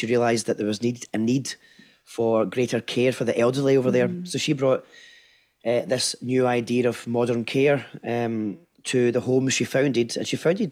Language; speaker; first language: English; native; English